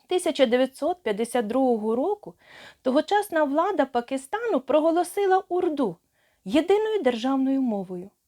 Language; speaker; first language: Ukrainian; native; Ukrainian